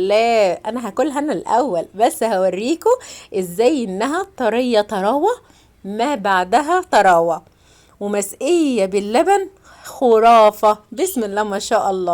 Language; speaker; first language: Arabic; native; Arabic